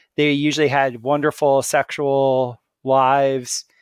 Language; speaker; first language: English; native; English